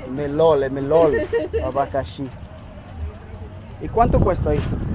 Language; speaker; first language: Portuguese; non-native, learner; English